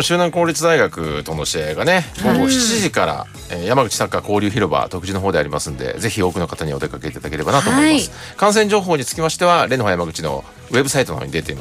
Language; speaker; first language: Japanese; native; Japanese